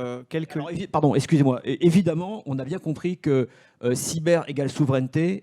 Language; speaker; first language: French; native; French